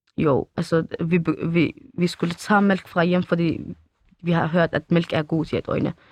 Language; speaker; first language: Danish; early bilingual, other home language; Kurdish